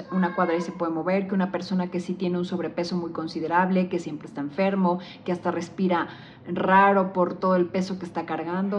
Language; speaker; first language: Spanish; native; Spanish